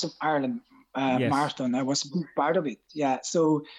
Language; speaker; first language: English; non-native, local second language; Hiligaynon